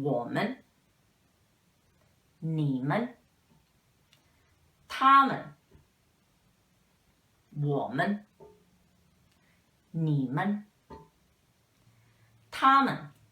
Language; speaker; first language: Chinese; non-native, fluent; English